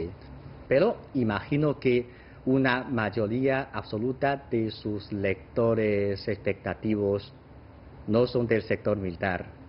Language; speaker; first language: Spanish; non-native, fluent; Chinese